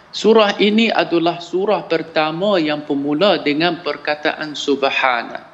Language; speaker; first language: Malay; non-native, fluent; Arabic